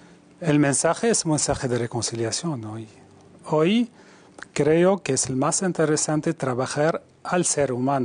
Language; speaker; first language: Spanish; non-native, fluent; Arabic